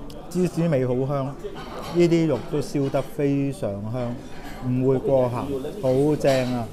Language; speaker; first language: Cantonese; native; Cantonese